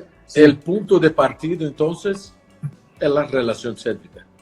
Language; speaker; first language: Spanish; non-native, fluent; Portuguese